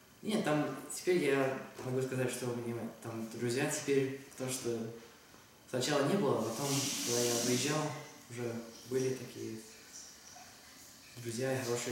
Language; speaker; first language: Russian; early bilingual, heritage; Russian